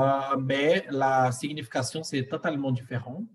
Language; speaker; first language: French; non-native, fluent; Portuguese